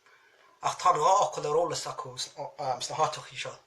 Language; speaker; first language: Irish; native; Irish